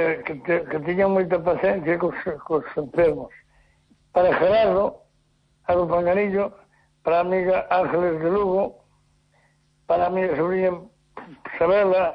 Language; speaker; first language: Spanish; non-native, local second language; Galician